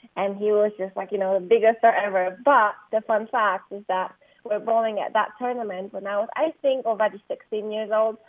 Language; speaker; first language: English; non-native, fluent; Polish